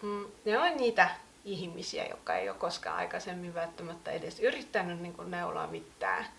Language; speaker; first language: Finnish; native; Finnish